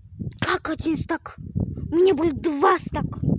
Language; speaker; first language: Russian; non-native, local second language; Kazakh